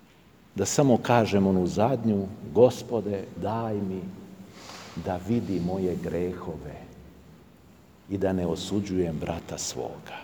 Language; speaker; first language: Serbian; native; Serbian